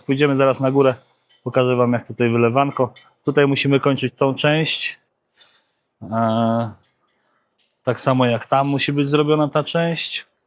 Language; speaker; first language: Polish; native; Polish